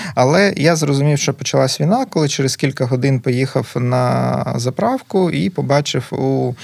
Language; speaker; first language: Ukrainian; native; Ukrainian